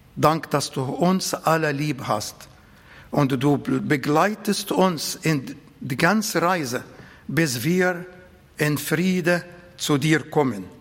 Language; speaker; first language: German; non-native, fluent; Arabic